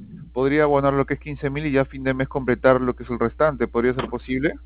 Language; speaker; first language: Spanish; native; Spanish